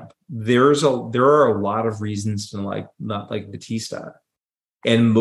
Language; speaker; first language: English; native; English